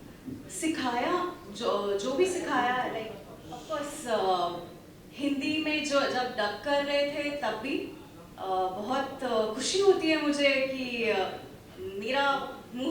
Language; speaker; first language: Hindi; non-native, local second language; Kannada